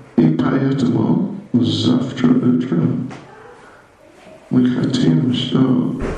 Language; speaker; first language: Russian; non-native, learner; English